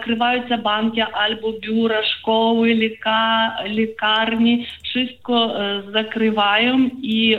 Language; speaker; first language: Polish; non-native, learner; Ukrainian